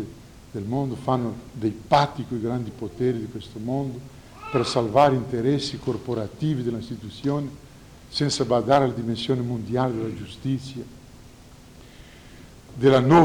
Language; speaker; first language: Italian; non-native, fluent; Portuguese